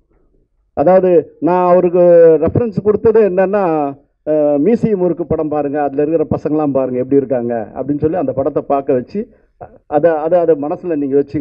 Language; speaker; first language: Tamil; native; Tamil